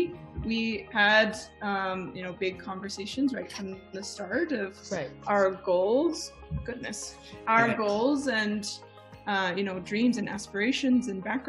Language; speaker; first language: English; native; English